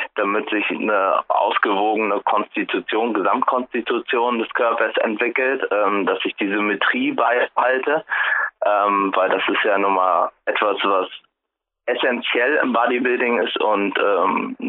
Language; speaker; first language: German; native; German